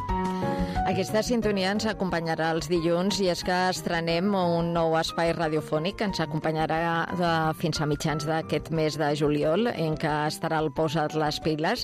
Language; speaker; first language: Catalan; native; Catalan